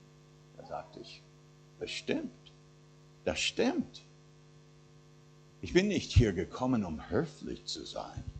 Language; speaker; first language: German; non-native, fluent; English